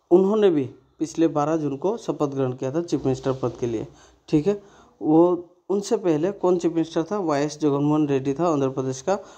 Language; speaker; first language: Hindi; non-native, local second language; Bangla